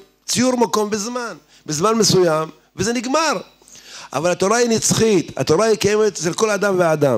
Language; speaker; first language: Hebrew; native; Hebrew